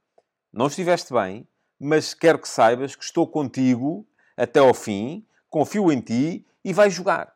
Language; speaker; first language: Portuguese; native; Portuguese